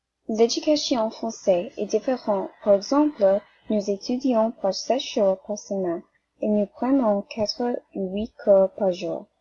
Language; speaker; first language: French; non-native, learner; English